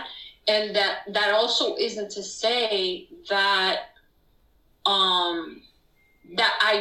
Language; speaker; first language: English; non-native, fluent; Spanish